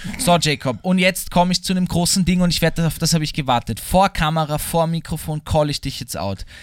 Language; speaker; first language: German; native; German